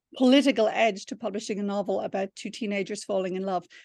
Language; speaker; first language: English; native; English